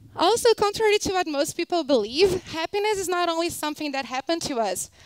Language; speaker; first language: English; non-native, fluent; Portuguese